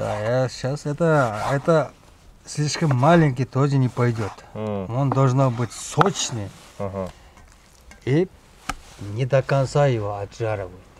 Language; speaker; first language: Russian; non-native, local second language; Uyghur